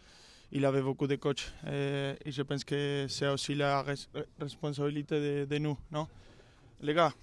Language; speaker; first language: French; non-native, learner; Spanish